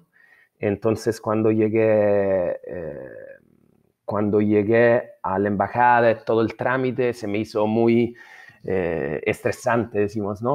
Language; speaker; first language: Spanish; non-native, fluent; Italian